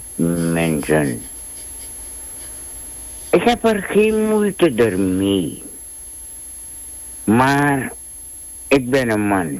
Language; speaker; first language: Dutch; non-native, local second language; Sranan Tongo